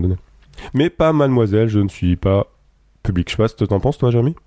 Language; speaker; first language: French; native; French